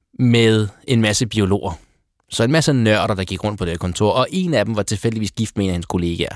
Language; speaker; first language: Danish; early bilingual, other home language; Persian